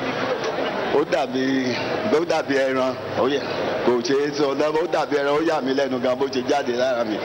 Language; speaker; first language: English; non-native, local second language; Yoruba